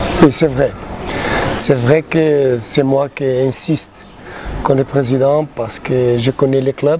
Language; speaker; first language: French; non-native, learner; Portuguese